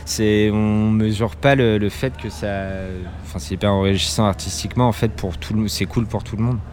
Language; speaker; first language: French; native; French